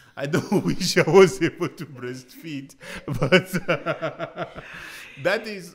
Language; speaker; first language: English; non-native, fluent; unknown